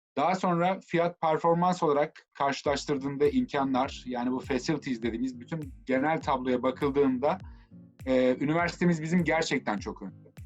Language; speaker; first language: Turkish; native; Turkish